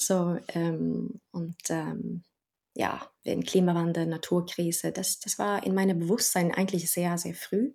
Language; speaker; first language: German; non-native, fluent; Norwegian